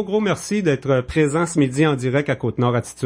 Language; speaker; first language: French; native; French